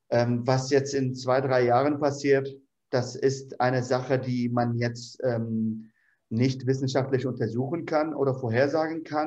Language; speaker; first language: German; non-native, fluent; Arabic